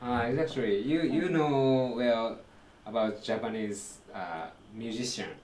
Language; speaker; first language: English; non-native, learner; Japanese